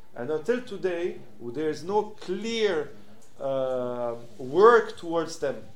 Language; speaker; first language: English; non-native, fluent; French